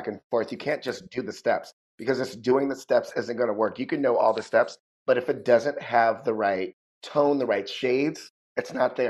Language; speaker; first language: English; native; English